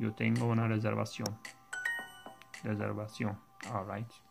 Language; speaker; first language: Spanish; non-native, learner; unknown